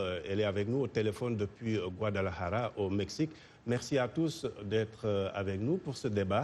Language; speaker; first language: French; native; French